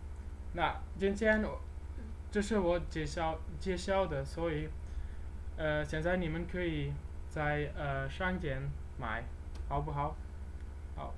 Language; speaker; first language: Chinese; non-native, learner; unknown